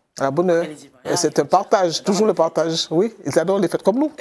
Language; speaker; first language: French; native; French